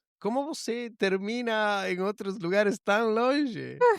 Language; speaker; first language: Portuguese; non-native, learner; Spanish